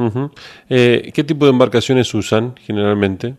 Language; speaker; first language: Spanish; native; Spanish